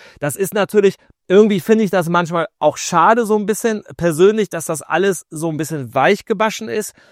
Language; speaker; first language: German; native; German